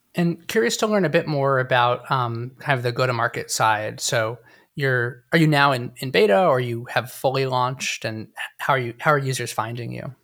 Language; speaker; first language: English; native; English